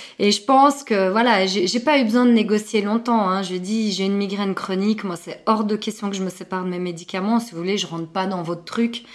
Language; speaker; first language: French; early bilingual, other home language; Arabic